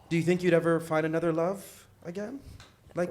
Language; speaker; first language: English; native; English